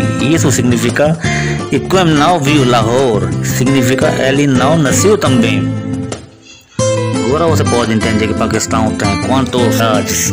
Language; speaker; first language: Portuguese; non-native, learner; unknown